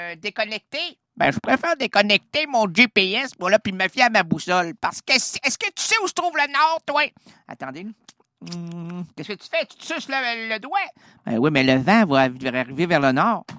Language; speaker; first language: French; native; French